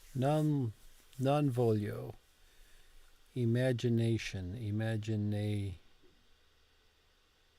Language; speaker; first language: Italian; non-native, learner; English